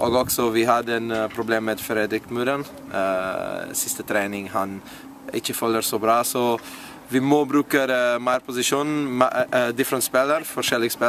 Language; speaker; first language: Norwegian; non-native, learner; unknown